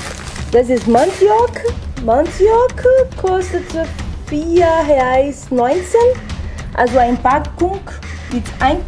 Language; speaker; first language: German; non-native, learner; Portuguese